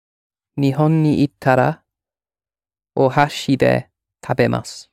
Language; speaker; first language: Japanese; non-native, learner; English